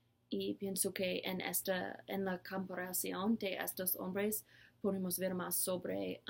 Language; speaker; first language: Spanish; non-native, learner; English